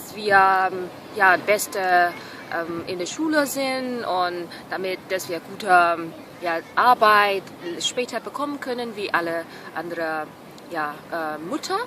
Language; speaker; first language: German; non-native, fluent; Burmese